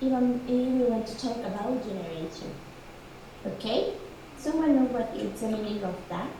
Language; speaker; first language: English; non-native, fluent; Spanish